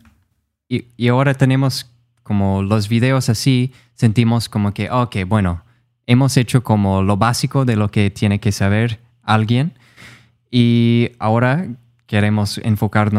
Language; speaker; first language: Spanish; non-native, fluent; English